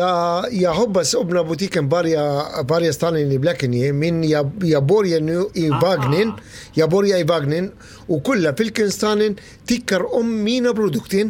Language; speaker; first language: Swedish; non-native, learner; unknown